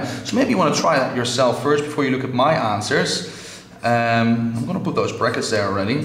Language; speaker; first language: English; non-native, fluent; Dutch